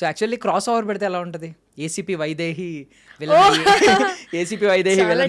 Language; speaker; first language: Telugu; native; Telugu